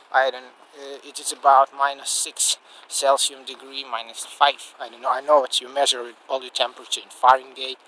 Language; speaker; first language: English; non-native, learner; Russian